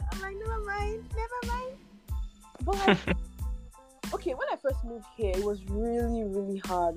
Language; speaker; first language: English; non-native, local second language; Yoruba